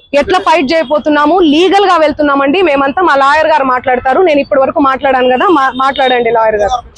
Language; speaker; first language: Telugu; non-native, local second language; Lambadi